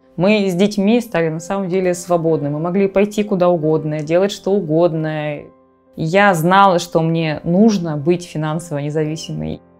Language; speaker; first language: Russian; native; Russian